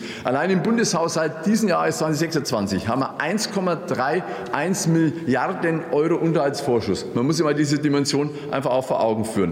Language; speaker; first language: German; native; German